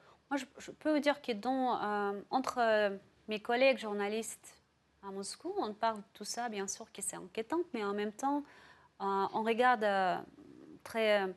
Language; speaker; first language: French; non-native, fluent; Russian